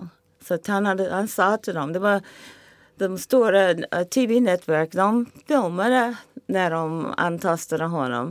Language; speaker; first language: Swedish; non-native, fluent; English